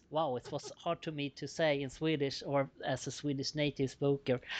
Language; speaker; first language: English; non-native, fluent; Swedish